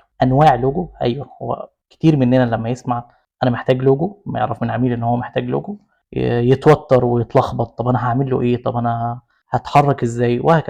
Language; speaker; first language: Arabic; native; Arabic